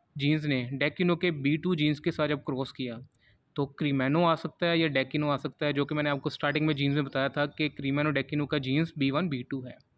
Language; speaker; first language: Urdu; non-native, local second language; Punjabi